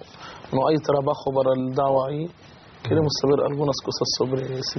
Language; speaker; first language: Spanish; non-native, fluent; Arabic